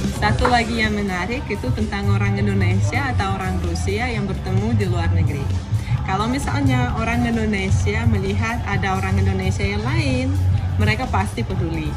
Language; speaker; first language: Indonesian; non-native, fluent; Russian